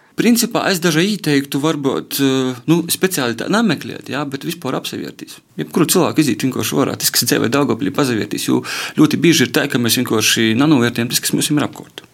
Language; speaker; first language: Latvian; native; Latvian